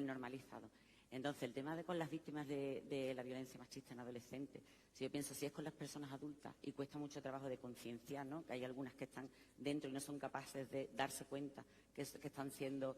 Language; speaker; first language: Spanish; native; Spanish